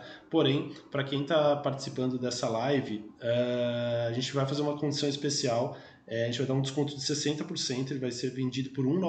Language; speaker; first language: Portuguese; native; Portuguese